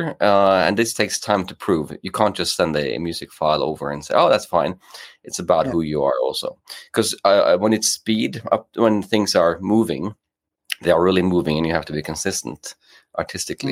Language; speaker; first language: English; non-native, fluent; Norwegian